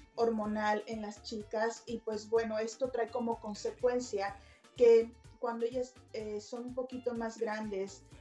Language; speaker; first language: Spanish; native; Spanish